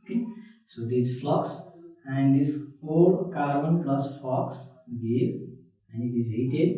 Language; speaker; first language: English; non-native, local second language; Nepali